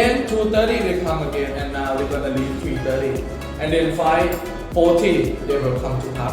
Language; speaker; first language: English; non-native, fluent; Thai